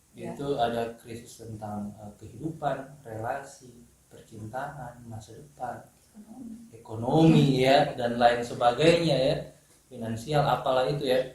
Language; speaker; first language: Indonesian; native; Indonesian